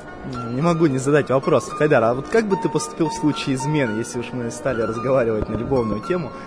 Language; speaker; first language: Russian; native; Russian